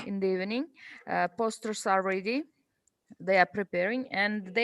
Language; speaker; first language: English; non-native, learner; Uzbek